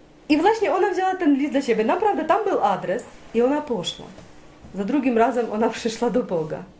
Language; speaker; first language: Polish; non-native, learner; Ukrainian